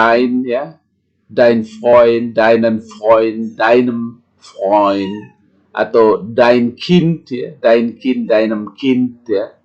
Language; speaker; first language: German; non-native, fluent; Indonesian